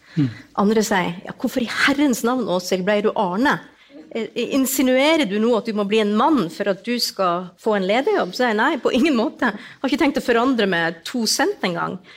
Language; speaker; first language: Norwegian; native; Norwegian